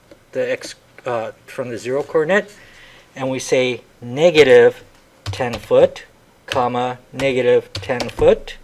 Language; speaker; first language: English; native; English